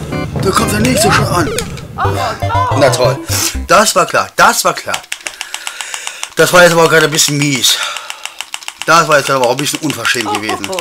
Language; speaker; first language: German; native; German